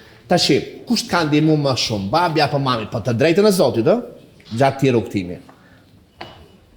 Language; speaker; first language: Albanian; native; Albanian